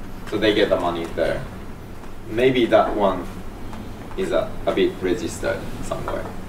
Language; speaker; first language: English; non-native, fluent; Japanese